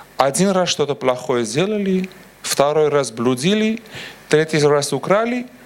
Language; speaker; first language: Russian; non-native, local second language; Armenian